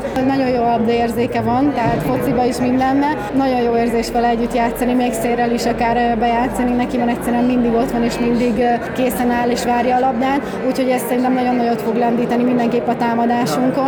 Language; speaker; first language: Hungarian; native; Hungarian